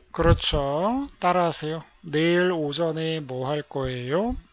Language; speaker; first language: Korean; native; Korean